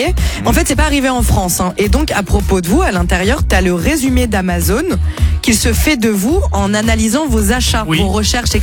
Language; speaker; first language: French; native; French